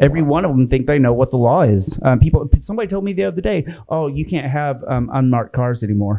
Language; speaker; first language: English; native; English